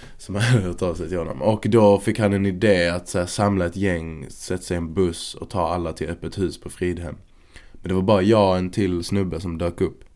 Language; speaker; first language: Swedish; early bilingual, other home language; Arabic